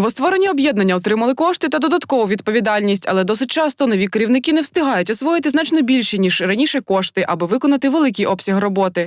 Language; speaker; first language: Ukrainian; native; Ukrainian